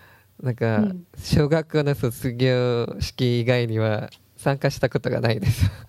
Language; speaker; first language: Japanese; non-native, learner; Korean